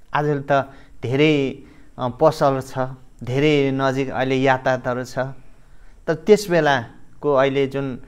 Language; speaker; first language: Nepali; non-native, local second language; Limbu